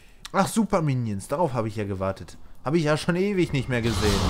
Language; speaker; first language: German; native; German